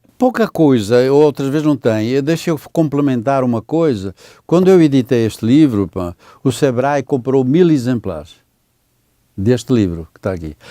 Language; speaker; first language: Portuguese; native; Portuguese